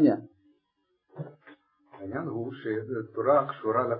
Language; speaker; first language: Hebrew; non-native, fluent; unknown